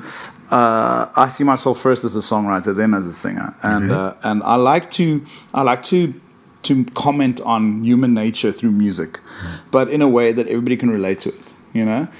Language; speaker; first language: English; non-native, local second language; Afrikaans